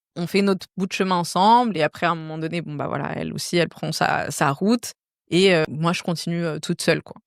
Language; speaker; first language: French; native; French